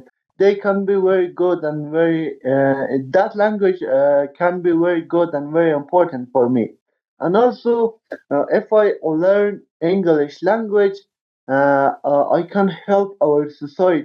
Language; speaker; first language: English; non-native, learner; Persian